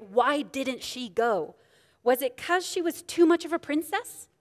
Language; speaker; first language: English; native; English